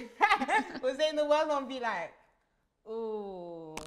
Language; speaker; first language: English; early bilingual, other home language; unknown